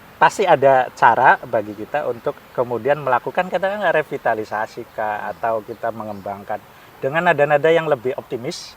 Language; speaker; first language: Indonesian; non-native, local second language; Javanese